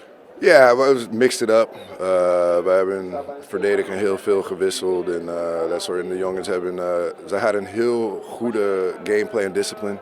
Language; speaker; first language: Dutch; non-native, learner; English